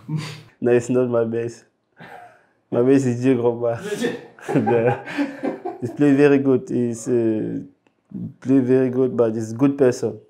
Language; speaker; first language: English; non-native, local second language; French